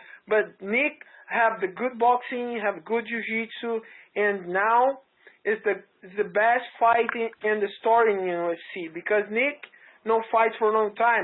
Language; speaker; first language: English; non-native, learner; Portuguese